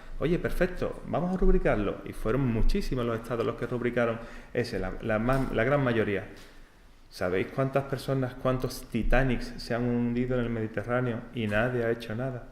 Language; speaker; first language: Spanish; native; Spanish